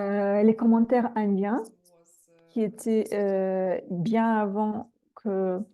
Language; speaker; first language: French; non-native, fluent; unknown